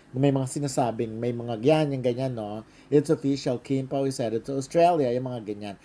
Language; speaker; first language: Filipino; native; Filipino